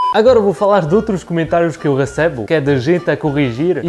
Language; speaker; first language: Portuguese; early bilingual, other home language; French